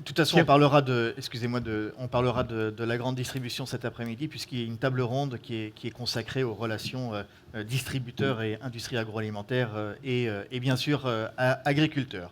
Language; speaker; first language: French; native; French